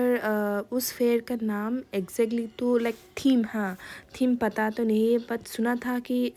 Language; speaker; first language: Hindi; non-native, local second language; Kok Borok